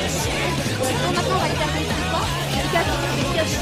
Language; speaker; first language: French; native; French